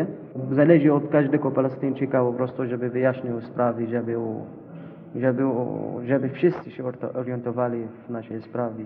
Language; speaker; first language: Polish; non-native, learner; Arabic